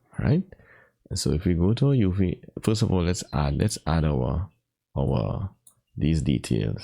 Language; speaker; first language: English; native; English